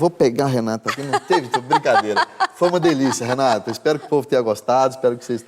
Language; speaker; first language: Portuguese; native; Portuguese